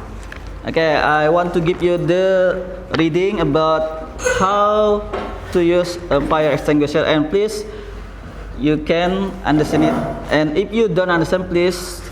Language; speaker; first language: English; non-native, learner; Indonesian